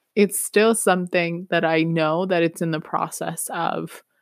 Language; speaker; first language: English; non-native, fluent; Spanish